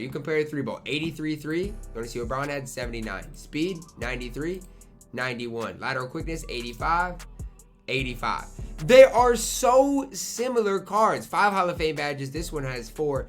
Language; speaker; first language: English; native; English